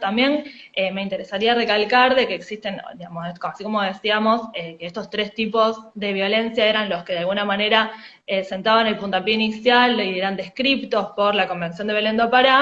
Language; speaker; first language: Spanish; native; Spanish